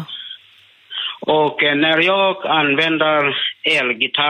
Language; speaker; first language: Swedish; non-native, learner; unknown